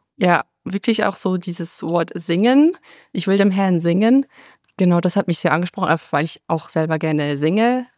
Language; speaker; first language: German; native; German